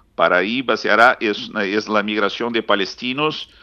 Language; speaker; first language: Spanish; non-native, fluent; Portuguese